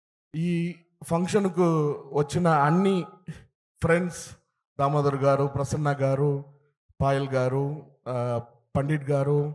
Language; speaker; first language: Telugu; non-native, learner; Tamil